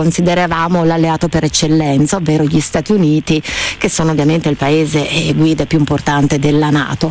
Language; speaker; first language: Italian; native; Italian